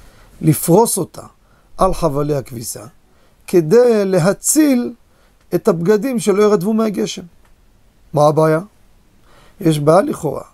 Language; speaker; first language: Hebrew; native; Hebrew